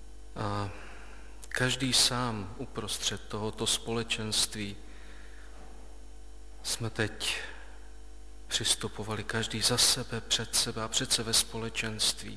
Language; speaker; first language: Czech; native; Czech